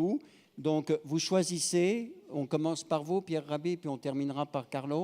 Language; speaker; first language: French; native; French